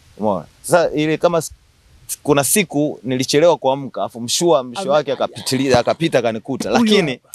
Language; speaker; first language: Swahili; native; Swahili